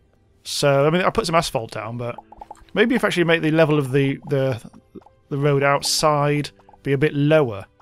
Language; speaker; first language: English; native; English